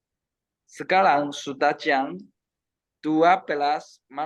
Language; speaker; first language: Indonesian; non-native, learner; Chinese